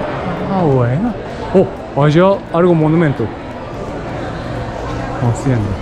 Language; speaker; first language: Spanish; non-native, learner; Japanese